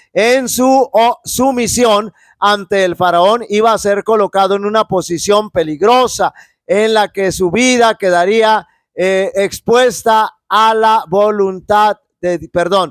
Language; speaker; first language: Spanish; native; Spanish